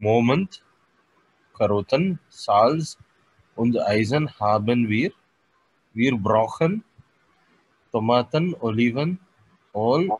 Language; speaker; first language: German; non-native, learner; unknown